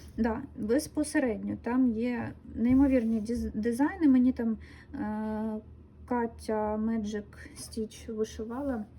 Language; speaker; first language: Ukrainian; non-native, local second language; Russian